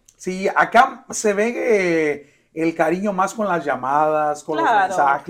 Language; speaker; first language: Spanish; native; Spanish